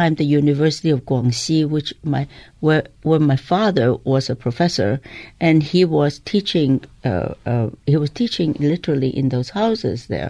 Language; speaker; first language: English; non-native, local second language; Cantonese